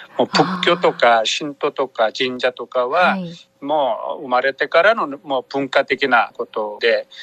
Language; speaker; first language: Japanese; non-native, fluent; Korean